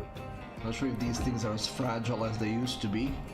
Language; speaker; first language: English; native; English